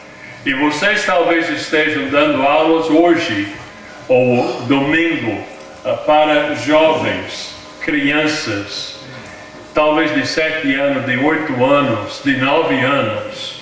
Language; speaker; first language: Portuguese; non-native, fluent; English